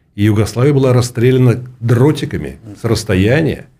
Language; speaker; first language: Russian; native; Russian